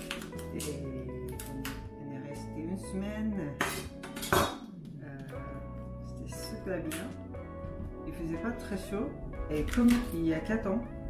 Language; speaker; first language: French; non-native, fluent; Japanese